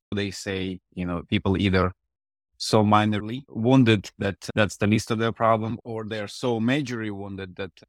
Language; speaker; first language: English; non-native, fluent; Russian